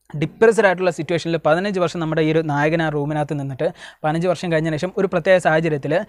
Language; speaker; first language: Malayalam; native; Malayalam